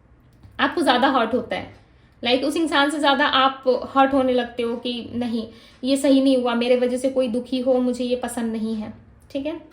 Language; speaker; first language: Hindi; native; Hindi